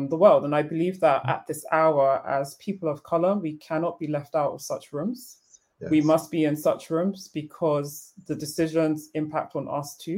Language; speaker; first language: English; non-native, local second language; Yoruba